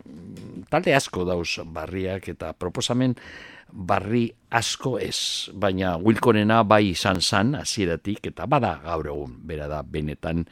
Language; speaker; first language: Basque; native; Basque